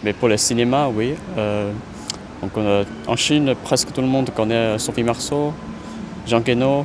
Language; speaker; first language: French; non-native, fluent; Chinese